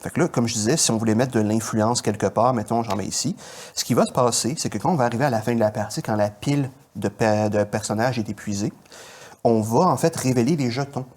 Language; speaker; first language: French; native; French